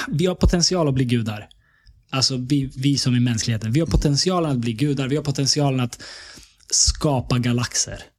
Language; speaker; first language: Swedish; early bilingual, other home language; Bosnian